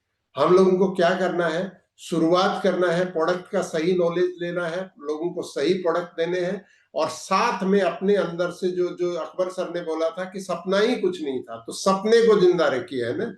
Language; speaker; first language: Hindi; native; Hindi